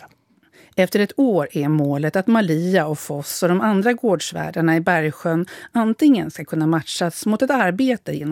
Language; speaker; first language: Swedish; native; Swedish